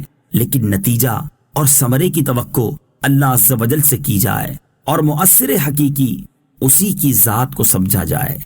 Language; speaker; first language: Urdu; native; Urdu